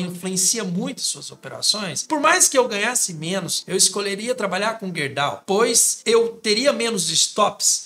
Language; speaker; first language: Portuguese; native; Portuguese